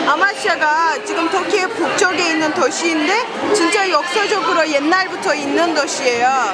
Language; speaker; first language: Korean; non-native, fluent; Turkish